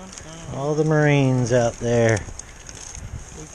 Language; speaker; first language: English; native; English